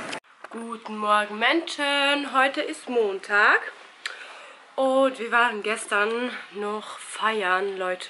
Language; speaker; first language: German; early bilingual, other home language; Albanian